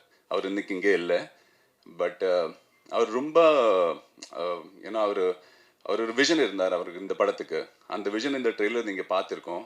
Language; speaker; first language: Tamil; non-native, fluent; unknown